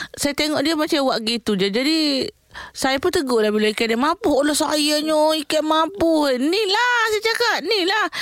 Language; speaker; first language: Malay; native; Malay